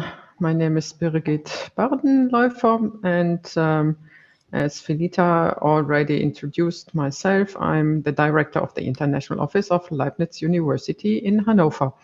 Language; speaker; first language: English; non-native, fluent; German